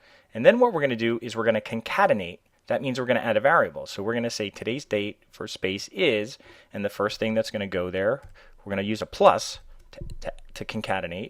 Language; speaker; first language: English; native; English